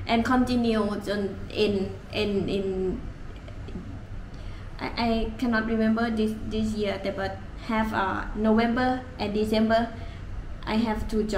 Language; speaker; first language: English; non-native, learner; Thai